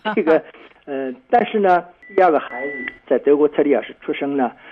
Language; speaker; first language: Chinese; native; Chinese